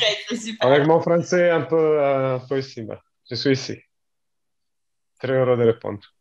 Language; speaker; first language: French; non-native, learner; Italian